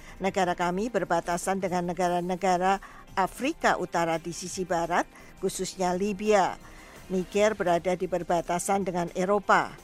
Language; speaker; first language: Indonesian; native; Indonesian